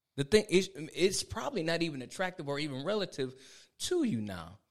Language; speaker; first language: English; native; English